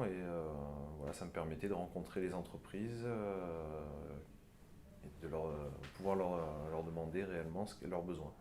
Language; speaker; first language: French; native; French